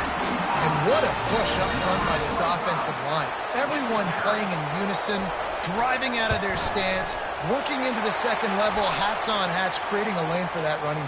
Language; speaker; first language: English; native; English